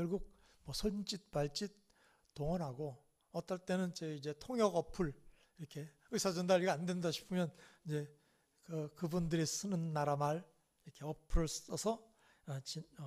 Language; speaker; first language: Korean; native; Korean